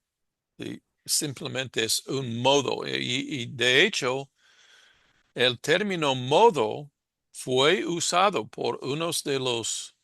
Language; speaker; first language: Spanish; non-native, fluent; English